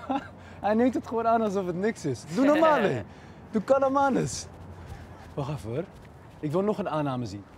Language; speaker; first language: Dutch; native; Dutch